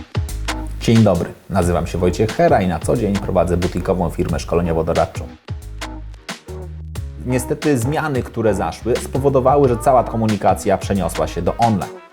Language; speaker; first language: Polish; native; Polish